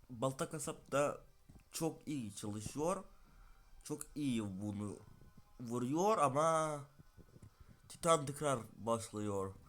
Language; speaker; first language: Turkish; non-native, learner; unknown